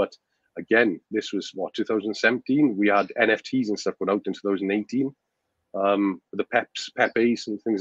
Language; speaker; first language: English; native; English